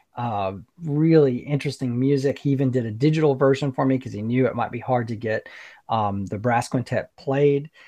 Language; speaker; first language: English; native; English